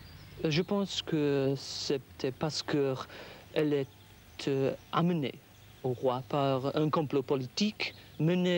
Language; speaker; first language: French; non-native, fluent; English